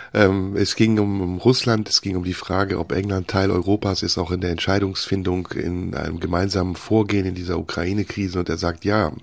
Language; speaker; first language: English; non-native, fluent; Turkish